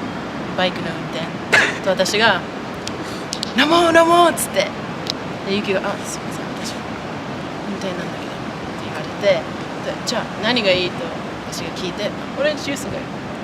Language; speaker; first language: Japanese; non-native, fluent; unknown